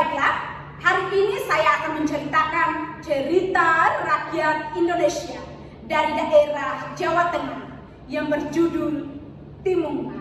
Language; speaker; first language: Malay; non-native, learner; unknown